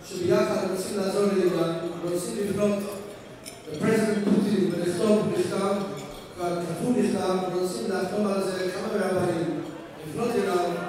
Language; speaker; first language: Hebrew; non-native, fluent; English